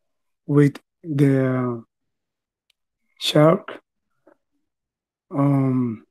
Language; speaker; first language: English; non-native, learner; Spanish